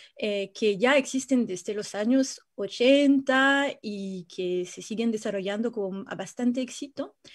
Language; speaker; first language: Spanish; non-native, fluent; French